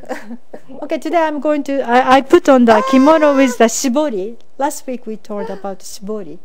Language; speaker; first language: English; non-native, fluent; Japanese